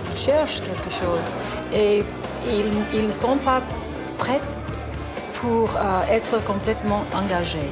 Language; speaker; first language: French; non-native, learner; English